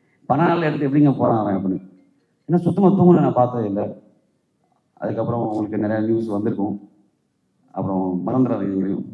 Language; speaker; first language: Tamil; native; Tamil